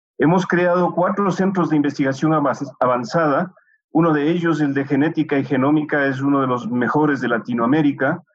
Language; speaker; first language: Spanish; native; Spanish